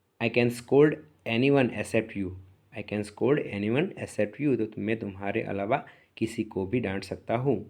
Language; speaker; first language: Hindi; native; Hindi